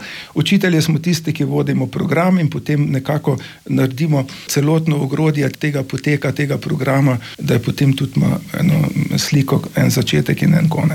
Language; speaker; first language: Slovenian; native; Slovenian